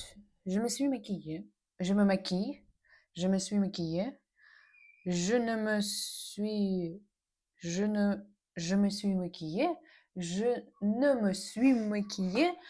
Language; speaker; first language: French; non-native, learner; Russian